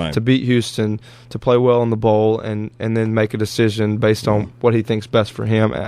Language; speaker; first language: English; native; English